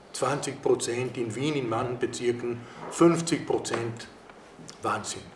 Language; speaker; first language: German; native; German